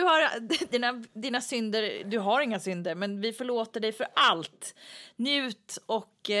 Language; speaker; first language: Swedish; native; Swedish